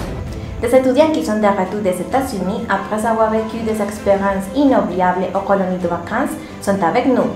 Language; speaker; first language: French; non-native, learner; Spanish